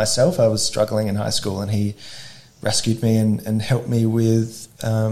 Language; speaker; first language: English; native; English